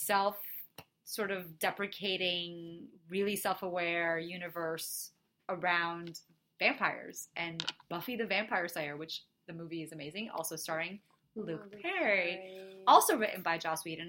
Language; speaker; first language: English; early bilingual, other home language; Portuguese